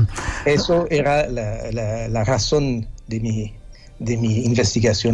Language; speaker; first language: Spanish; non-native, fluent; French